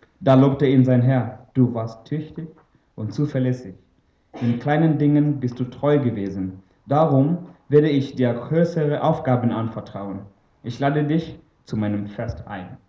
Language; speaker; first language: German; non-native, fluent; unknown